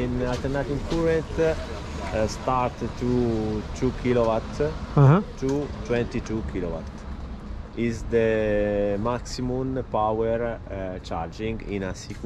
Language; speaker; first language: English; non-native, learner; Italian